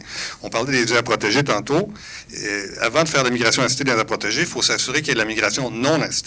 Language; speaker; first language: French; native; French